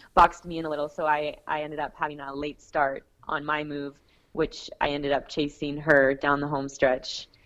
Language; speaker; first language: English; native; English